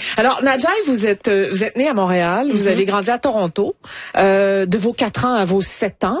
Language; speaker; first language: French; native; French